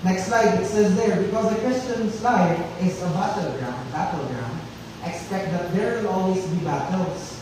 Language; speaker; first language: English; non-native, local second language; Filipino